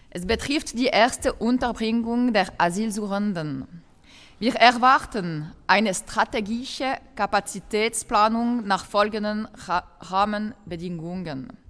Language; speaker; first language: German; non-native, local second language; French